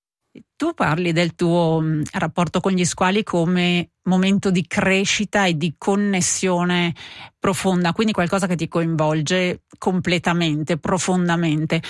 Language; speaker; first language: Italian; native; Italian